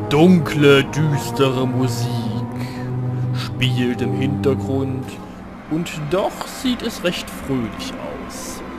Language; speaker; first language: German; native; German